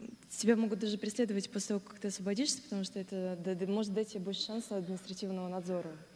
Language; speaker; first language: Russian; native; Russian